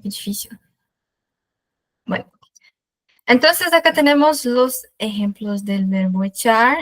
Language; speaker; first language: Spanish; non-native, fluent; Portuguese